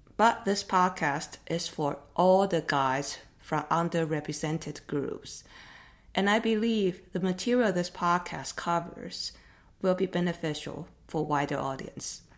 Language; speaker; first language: English; non-native, fluent; Chinese